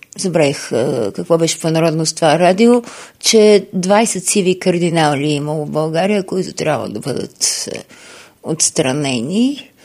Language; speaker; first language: Bulgarian; native; Bulgarian